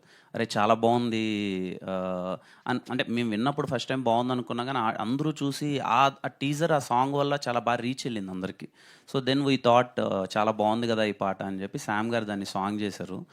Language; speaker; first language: Telugu; native; Telugu